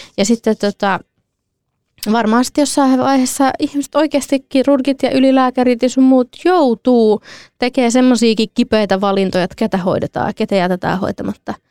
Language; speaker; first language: Finnish; early bilingual, other home language; Kurdish